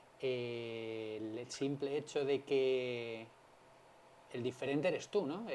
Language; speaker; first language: Spanish; native; Spanish